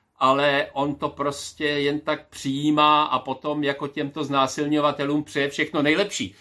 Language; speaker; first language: Czech; native; Czech